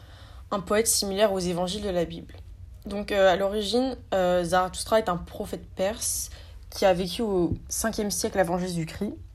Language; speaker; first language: French; native; French